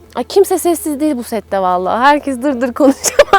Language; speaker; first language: Turkish; native; Turkish